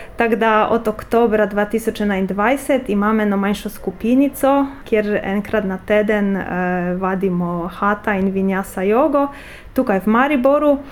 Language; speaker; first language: Slovenian; non-native, fluent; Polish